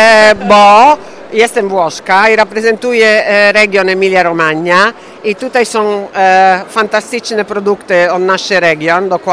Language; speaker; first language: Polish; non-native, learner; Italian